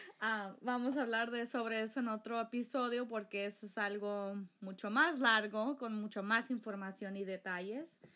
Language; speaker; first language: Spanish; early bilingual, heritage; Spanish